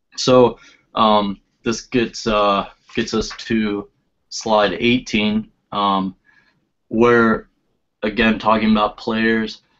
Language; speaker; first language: English; native; English